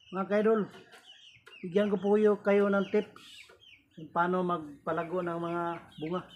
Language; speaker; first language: Filipino; non-native, local second language; Cebuano